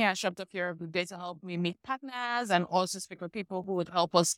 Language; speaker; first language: English; non-native, local second language; Yoruba